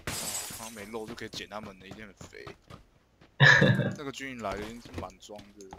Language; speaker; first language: Chinese; native; Chinese